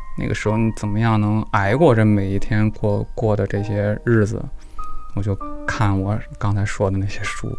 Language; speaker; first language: Chinese; native; Chinese